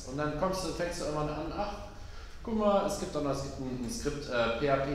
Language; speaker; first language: German; native; German